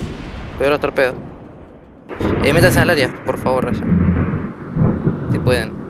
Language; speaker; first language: Spanish; native; Spanish